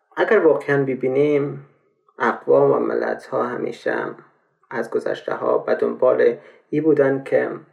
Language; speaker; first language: Persian; native; Persian